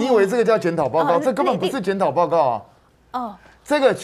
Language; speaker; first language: Chinese; native; Chinese